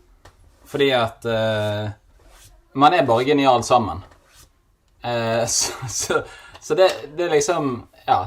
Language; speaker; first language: Norwegian; native; Norwegian